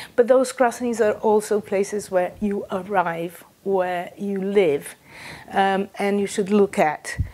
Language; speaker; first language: English; non-native, fluent; Portuguese